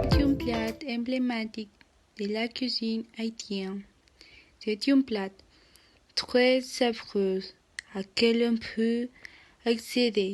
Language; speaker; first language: French; non-native, learner; Spanish